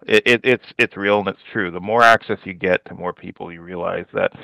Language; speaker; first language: English; native; English